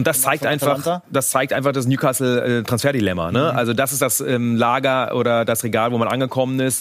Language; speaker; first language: German; native; German